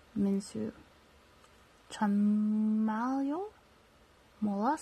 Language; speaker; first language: Korean; non-native, learner; English